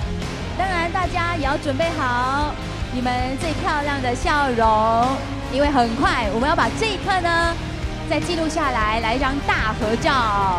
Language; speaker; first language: Chinese; native; Chinese